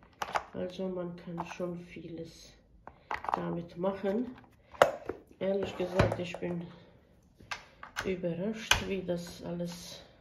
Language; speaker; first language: German; non-native, fluent; Bosnian